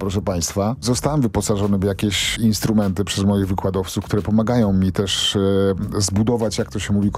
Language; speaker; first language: Polish; native; Polish